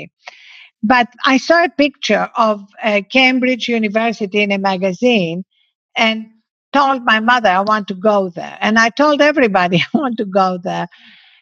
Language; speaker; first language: English; non-native, fluent; Greek